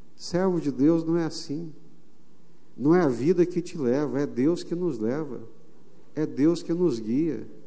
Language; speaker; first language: Portuguese; native; Portuguese